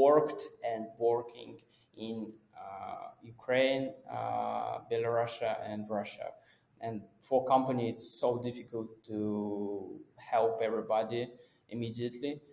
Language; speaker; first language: English; non-native, fluent; Russian